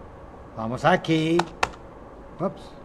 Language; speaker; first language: Spanish; non-native, fluent; English